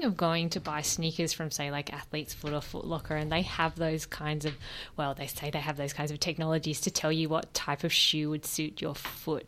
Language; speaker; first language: English; native; English